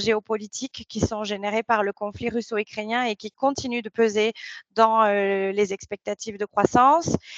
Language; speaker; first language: French; native; French